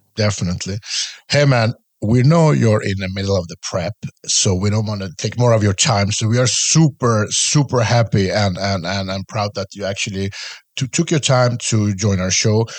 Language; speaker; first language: English; non-native, fluent; Swedish